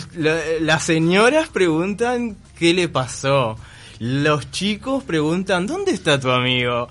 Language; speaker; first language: Spanish; native; Spanish